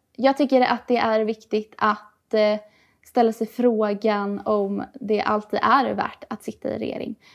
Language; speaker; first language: Swedish; early bilingual, other home language; Persian